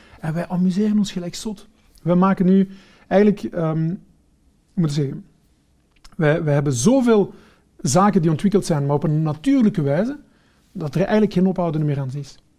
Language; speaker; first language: Dutch; early bilingual, other home language; Portuguese